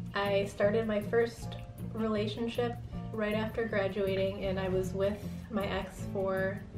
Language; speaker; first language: English; native; English